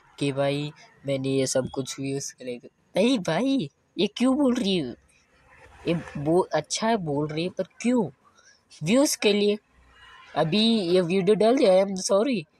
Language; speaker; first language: Hindi; native; Hindi